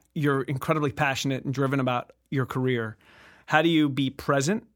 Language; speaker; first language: English; native; English